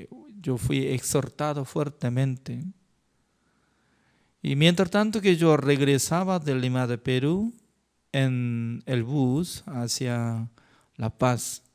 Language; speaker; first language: Spanish; non-native, learner; Korean